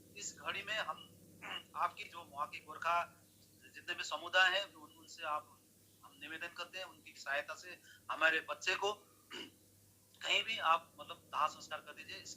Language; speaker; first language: Hindi; non-native, local second language; Nepali